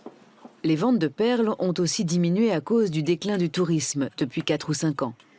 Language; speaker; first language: French; native; French